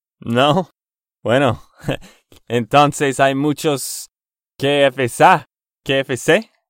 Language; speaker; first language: Spanish; non-native, learner; English